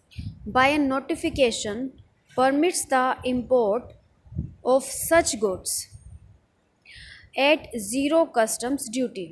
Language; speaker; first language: English; non-native, local second language; Hindi